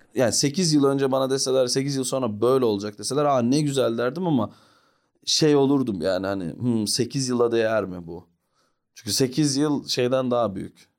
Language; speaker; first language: Turkish; early bilingual, heritage; Turkish